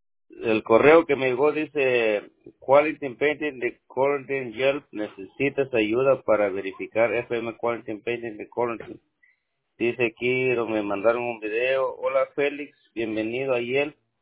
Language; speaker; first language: Spanish; native; Spanish